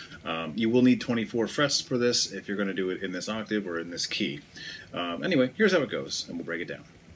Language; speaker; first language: English; native; English